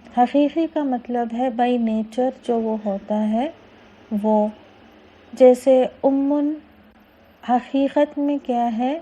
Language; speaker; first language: Urdu; native; Urdu